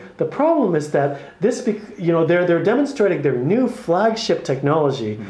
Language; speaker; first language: English; native; English